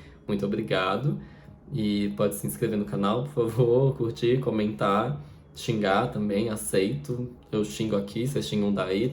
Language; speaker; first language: Portuguese; native; Portuguese